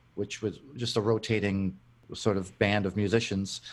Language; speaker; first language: English; native; English